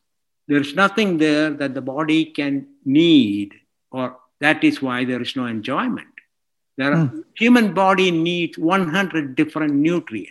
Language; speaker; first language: English; non-native, local second language; Malayalam